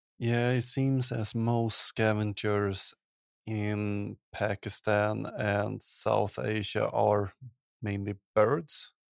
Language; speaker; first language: English; non-native, fluent; Swedish